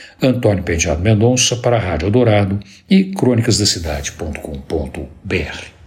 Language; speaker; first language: Portuguese; native; Portuguese